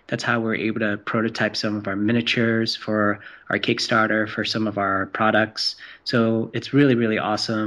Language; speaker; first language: English; non-native, local second language; Cantonese